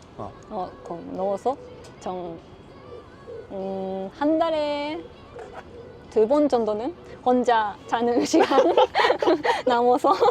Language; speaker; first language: Korean; non-native, learner; Japanese